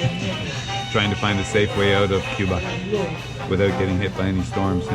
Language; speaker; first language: English; native; English